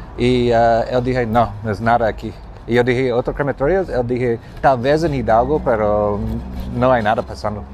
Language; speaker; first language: Spanish; non-native, learner; English